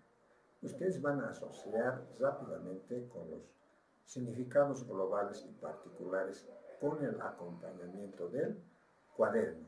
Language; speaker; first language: Spanish; non-native, local second language; Aymara